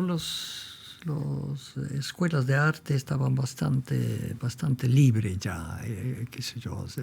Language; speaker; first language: Spanish; non-native, fluent; Dutch